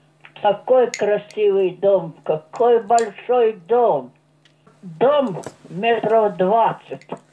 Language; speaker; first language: Russian; non-native, local second language; German